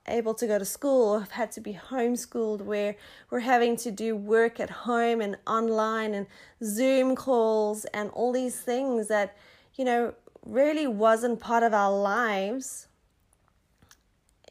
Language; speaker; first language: English; native; English